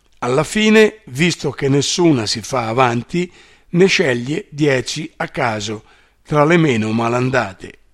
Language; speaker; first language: Italian; native; Italian